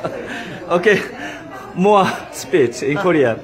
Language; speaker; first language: English; non-native, learner; Korean